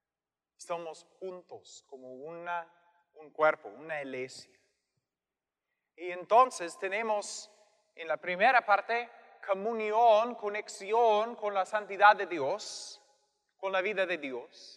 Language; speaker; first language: Spanish; non-native, fluent; English